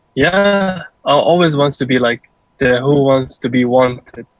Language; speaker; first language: English; non-native, learner; Persian